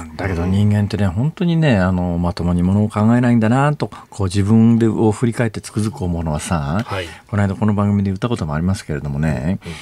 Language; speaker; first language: Japanese; native; Japanese